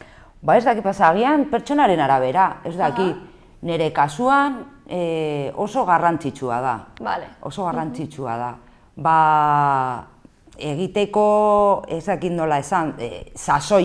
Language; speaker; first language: Basque; non-native, local second language; Spanish